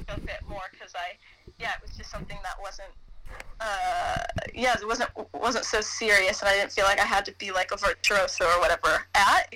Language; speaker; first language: English; native; English